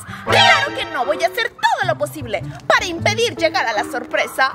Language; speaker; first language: Spanish; native; Spanish